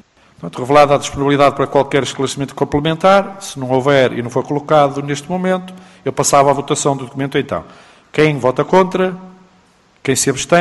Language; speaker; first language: Portuguese; native; Portuguese